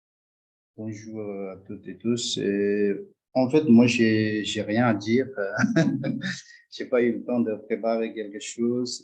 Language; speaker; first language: French; non-native, fluent; Tibetan